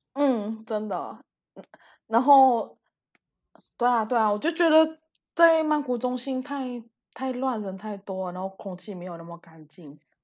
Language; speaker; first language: Chinese; early bilingual, heritage; Chinese